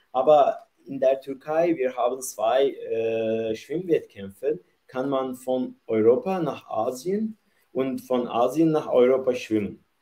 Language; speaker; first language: German; non-native, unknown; Turkish